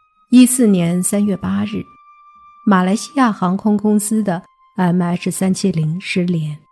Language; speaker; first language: Chinese; native; Chinese